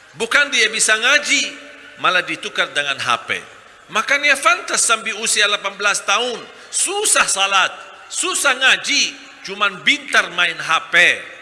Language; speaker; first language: Malay; non-native, fluent; Arabic